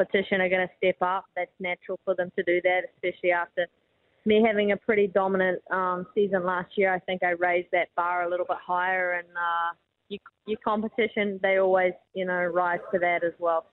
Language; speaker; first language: English; native; English